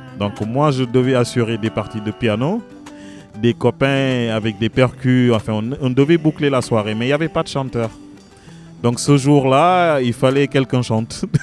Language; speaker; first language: French; non-native, local second language; Wolof